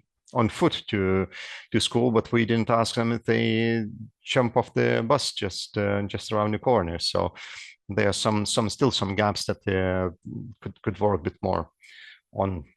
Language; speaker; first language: English; non-native, fluent; Lithuanian